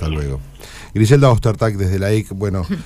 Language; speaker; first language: Spanish; native; Spanish